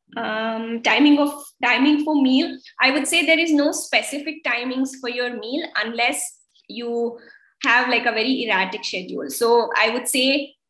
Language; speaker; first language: English; non-native, local second language; Kannada